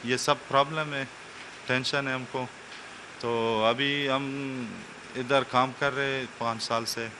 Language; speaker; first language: Hindi; non-native, fluent; Persian